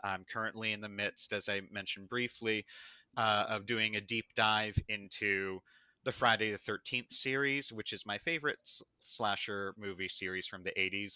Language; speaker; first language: English; native; English